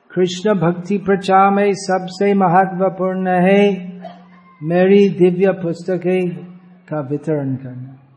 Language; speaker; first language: Hindi; non-native, fluent; English